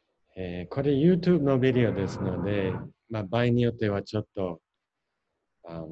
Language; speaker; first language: Japanese; non-native, fluent; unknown